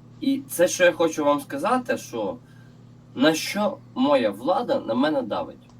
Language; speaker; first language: Ukrainian; non-native, local second language; Russian